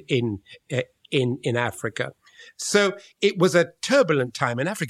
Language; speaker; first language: English; native; English